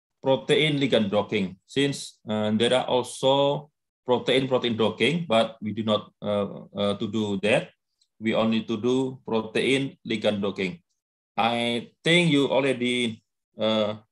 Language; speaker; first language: English; non-native, learner; Indonesian